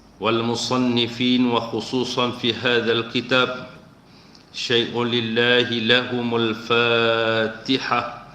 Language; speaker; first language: Arabic; non-native, fluent; Malay